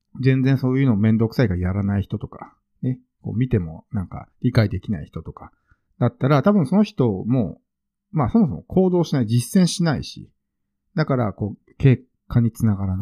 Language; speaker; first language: Japanese; native; Japanese